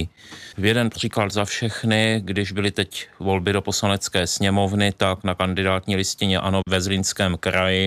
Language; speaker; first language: Czech; native; Czech